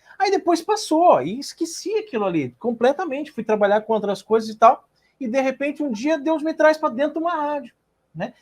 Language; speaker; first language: Portuguese; native; Portuguese